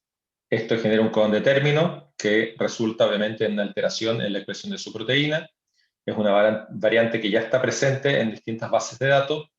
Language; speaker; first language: Spanish; native; Spanish